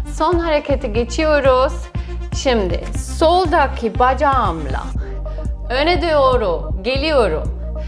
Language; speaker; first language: Turkish; non-native, fluent; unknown